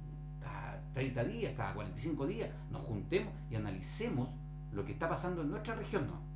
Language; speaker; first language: Spanish; native; Spanish